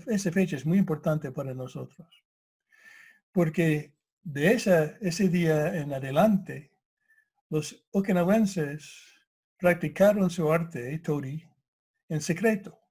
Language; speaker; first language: Spanish; non-native, fluent; English